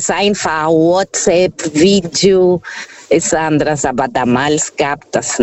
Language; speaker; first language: German; non-native, fluent; Portuguese